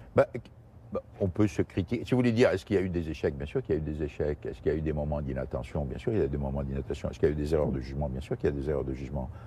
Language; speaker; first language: French; non-native, local second language; Portuguese